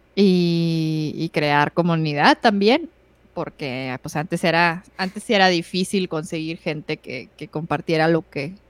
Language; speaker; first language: Spanish; native; Spanish